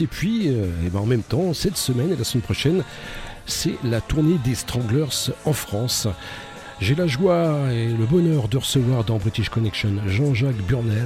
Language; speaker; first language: French; native; French